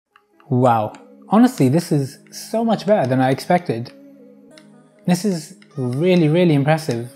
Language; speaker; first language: English; native; English